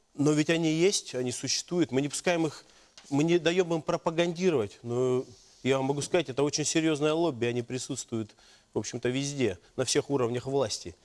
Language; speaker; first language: Russian; native; Russian